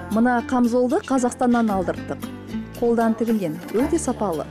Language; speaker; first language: Kazakh; early bilingual, other home language; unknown